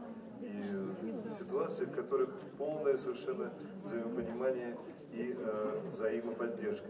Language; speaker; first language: Russian; native; Russian